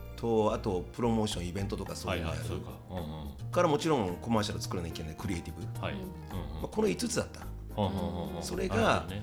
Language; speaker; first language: Japanese; native; Japanese